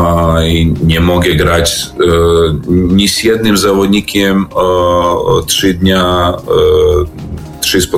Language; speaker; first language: Polish; non-native, learner; Serbian